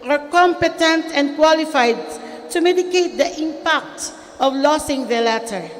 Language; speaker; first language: English; non-native, local second language; Filipino